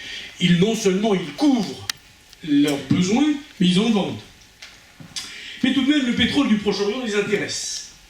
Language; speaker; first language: French; native; French